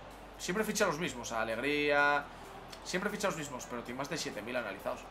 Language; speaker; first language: Spanish; native; Spanish